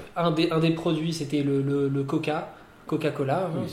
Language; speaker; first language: French; non-native, local second language; Arabic